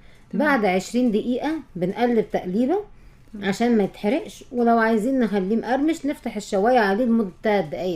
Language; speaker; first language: Arabic; native; Arabic